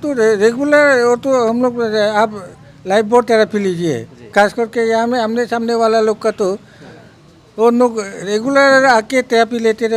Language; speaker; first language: Hindi; non-native, local second language; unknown